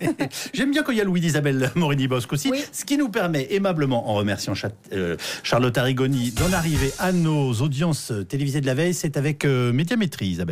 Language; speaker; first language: French; native; French